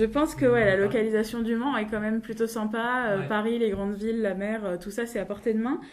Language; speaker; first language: French; native; French